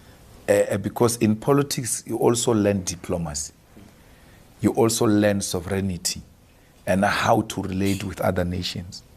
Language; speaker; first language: English; non-native, local second language; Northern Sotho